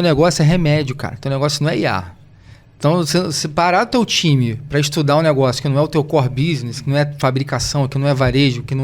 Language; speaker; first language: Portuguese; native; Portuguese